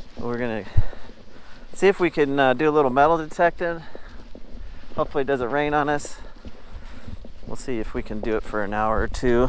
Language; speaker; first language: English; native; English